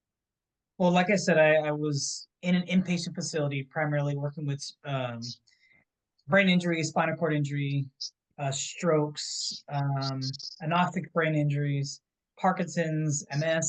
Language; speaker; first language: English; native; English